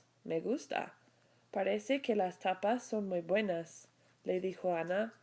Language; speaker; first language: Spanish; non-native, fluent; English